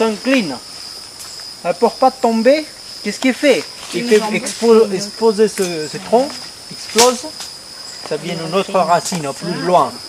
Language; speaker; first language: French; non-native, fluent; Spanish